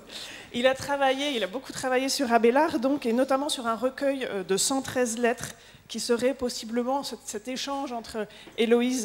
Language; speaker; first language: French; native; French